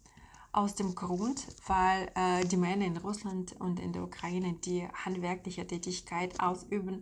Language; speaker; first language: German; non-native, fluent; Russian